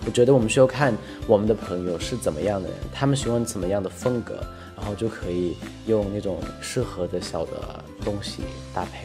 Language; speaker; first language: Chinese; non-native, fluent; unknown